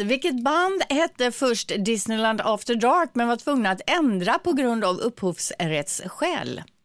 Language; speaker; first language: Swedish; native; Swedish